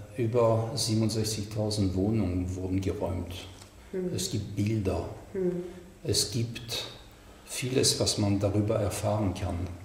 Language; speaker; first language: German; non-native, fluent; French